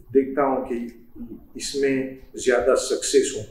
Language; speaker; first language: Urdu; non-native, learner; English